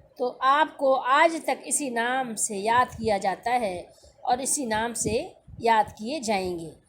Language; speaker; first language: Urdu; native; Urdu